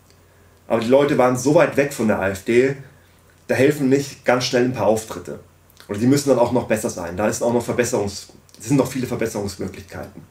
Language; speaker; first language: German; native; German